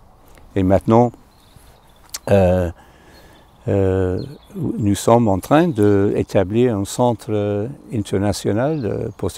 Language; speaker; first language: French; non-native, fluent; English